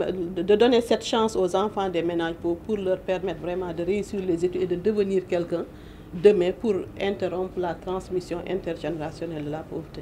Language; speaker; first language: French; non-native, local second language; Wolof